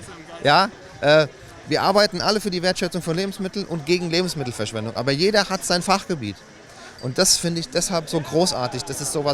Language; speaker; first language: German; native; German